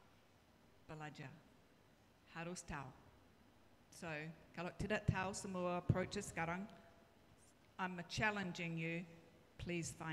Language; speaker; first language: Indonesian; non-native, learner; English